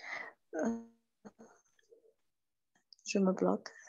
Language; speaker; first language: French; non-native, learner; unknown